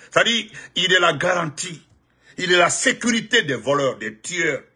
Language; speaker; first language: French; non-native, local second language; Fula